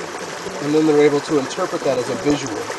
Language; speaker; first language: English; native; English